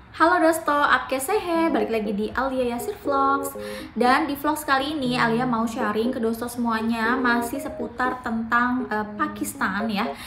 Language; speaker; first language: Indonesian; native; Indonesian